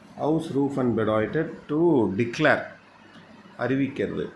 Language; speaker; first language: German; non-native, fluent; Tamil